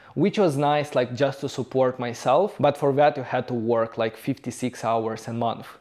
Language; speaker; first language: English; non-native, fluent; Romanian